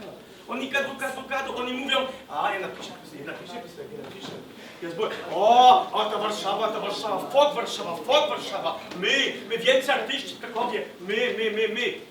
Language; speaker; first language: Polish; early bilingual, heritage; Danish